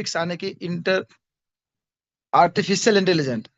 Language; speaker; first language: Hindi; native; Hindi